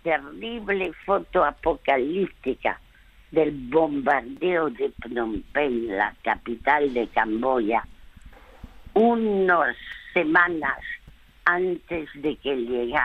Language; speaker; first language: Spanish; early bilingual, other home language; French